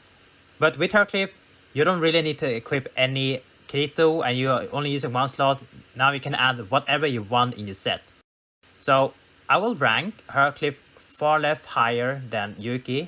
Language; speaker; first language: English; non-native, fluent; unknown